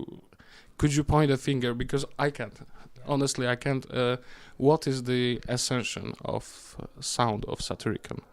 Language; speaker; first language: English; non-native, fluent; Polish